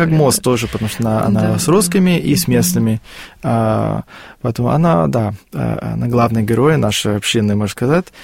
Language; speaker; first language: Russian; non-native, fluent; Afrikaans